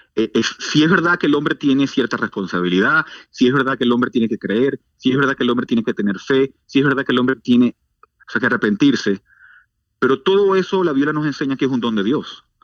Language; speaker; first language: Spanish; native; Spanish